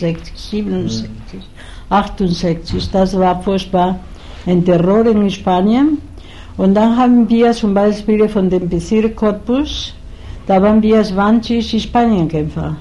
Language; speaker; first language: German; non-native, fluent; Spanish